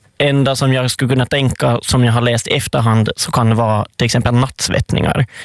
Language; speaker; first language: Swedish; native; Swedish